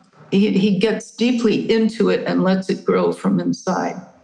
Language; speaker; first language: English; native; English